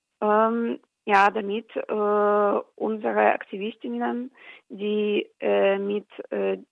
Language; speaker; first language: German; non-native, fluent; Russian